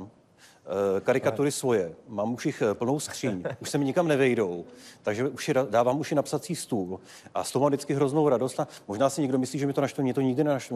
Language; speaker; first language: Czech; native; Czech